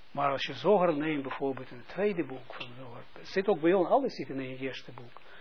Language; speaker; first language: Dutch; non-native, fluent; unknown